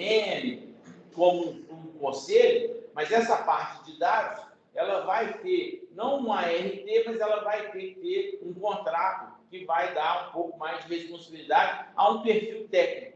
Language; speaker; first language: Portuguese; native; Portuguese